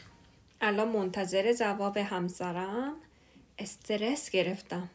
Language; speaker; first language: Persian; non-native, learner; Korean